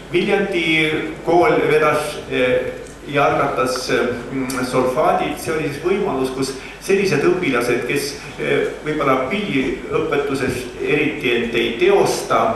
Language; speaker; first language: Estonian; native; Estonian